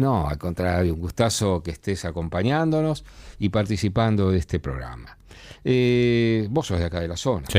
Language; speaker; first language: Spanish; native; Spanish